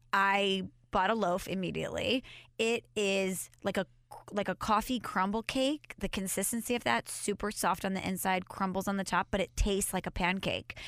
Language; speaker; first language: English; native; English